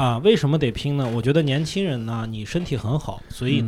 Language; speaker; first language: Chinese; native; Chinese